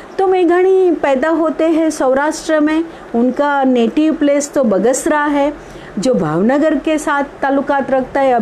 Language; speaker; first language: Hindi; non-native, local second language; Gujarati